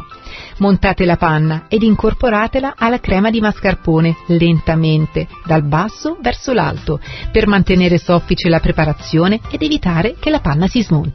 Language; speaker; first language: Italian; native; Italian